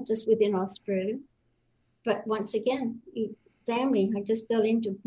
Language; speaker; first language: English; native; English